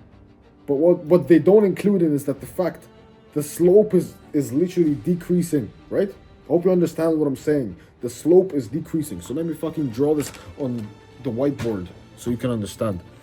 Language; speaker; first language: English; native; English